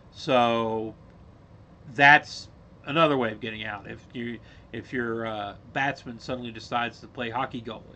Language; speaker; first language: English; native; English